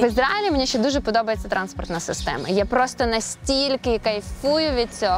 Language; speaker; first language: Ukrainian; native; Ukrainian